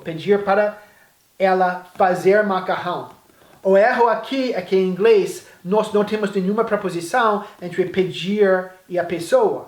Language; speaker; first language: Portuguese; non-native, fluent; English